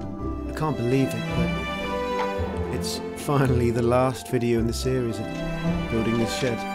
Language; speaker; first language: English; native; English